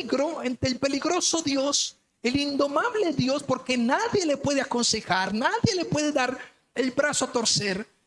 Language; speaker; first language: Spanish; native; Spanish